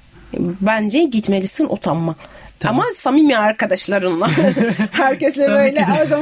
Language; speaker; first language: Turkish; native; Turkish